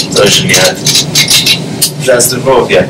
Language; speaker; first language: Russian; non-native, learner; English